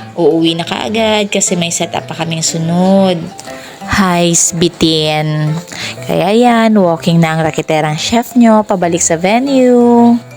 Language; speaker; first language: Filipino; non-native, local second language; Bikol